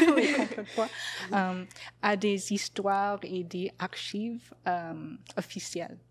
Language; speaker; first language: French; non-native, fluent; English